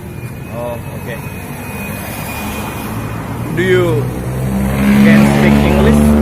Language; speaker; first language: English; non-native, learner; Indonesian